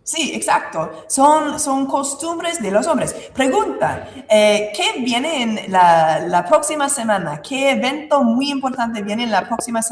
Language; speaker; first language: Spanish; non-native, fluent; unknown